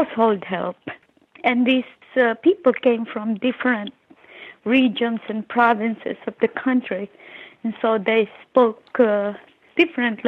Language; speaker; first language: English; non-native, local second language; Filipino